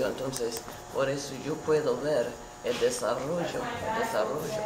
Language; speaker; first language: Spanish; non-native, fluent; English